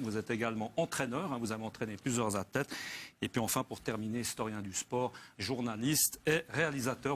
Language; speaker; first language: French; native; French